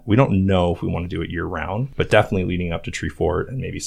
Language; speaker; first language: English; native; English